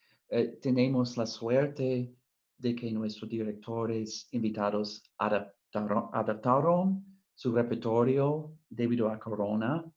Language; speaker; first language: Spanish; non-native, fluent; English